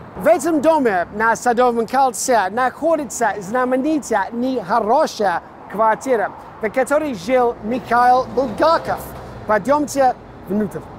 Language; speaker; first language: Russian; non-native, fluent; English